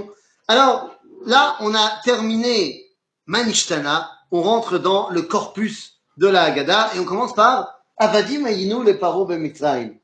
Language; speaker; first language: French; native; French